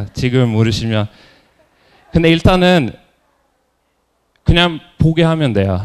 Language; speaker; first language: Korean; non-native, fluent; Norwegian